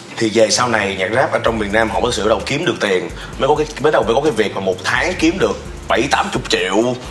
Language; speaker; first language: Vietnamese; native; Vietnamese